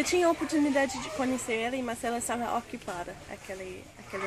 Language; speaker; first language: Portuguese; non-native, learner; English